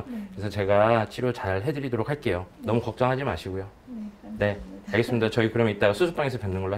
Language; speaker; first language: Korean; native; Korean